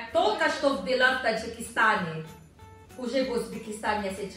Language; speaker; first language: Russian; non-native, learner; Filipino